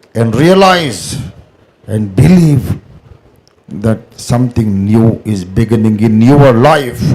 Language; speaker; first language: English; non-native, local second language; Telugu